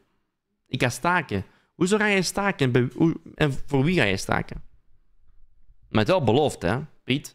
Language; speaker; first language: Dutch; native; Dutch